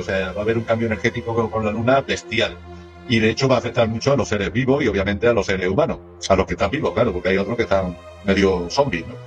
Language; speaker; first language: Spanish; native; Spanish